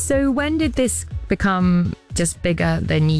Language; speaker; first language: English; native; English